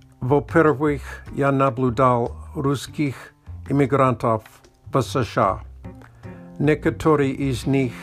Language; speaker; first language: Russian; non-native, learner; English